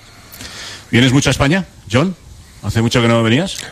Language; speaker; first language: Spanish; native; Spanish